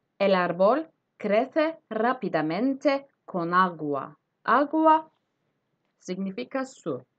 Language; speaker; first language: Spanish; non-native, fluent; Turkish